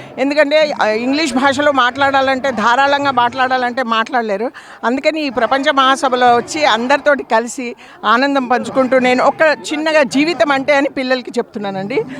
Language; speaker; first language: Telugu; non-native, local second language; Marathi